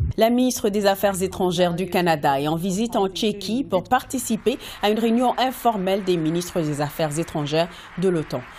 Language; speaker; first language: French; native; French